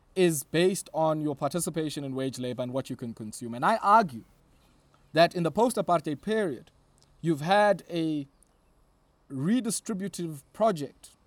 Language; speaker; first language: English; non-native, local second language; Xhosa